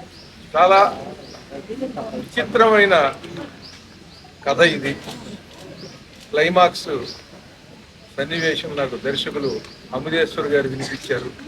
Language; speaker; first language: Telugu; native; Telugu